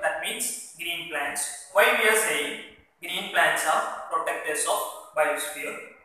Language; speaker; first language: English; non-native, local second language; Malayalam